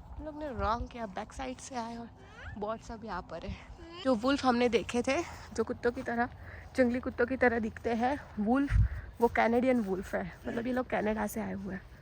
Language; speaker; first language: Hindi; native; Hindi